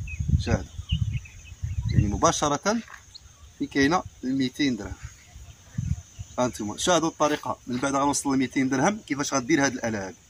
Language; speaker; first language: Arabic; native; Arabic